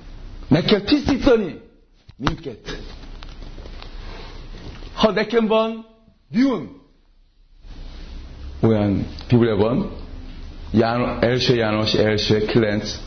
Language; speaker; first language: Hungarian; non-native, learner; Korean